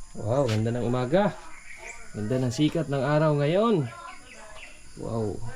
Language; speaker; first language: Filipino; non-native, local second language; Cebuano